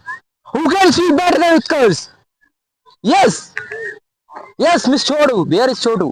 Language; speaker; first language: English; non-native, fluent; Hindi